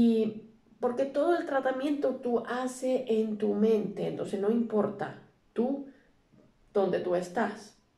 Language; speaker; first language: Spanish; non-native, learner; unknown